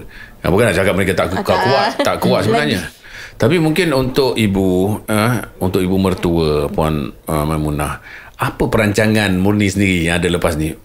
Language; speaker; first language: Malay; native; Malay